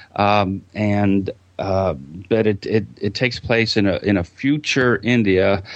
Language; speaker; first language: English; native; English